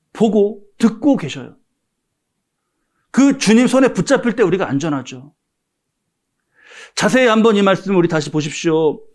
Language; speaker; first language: Korean; native; Korean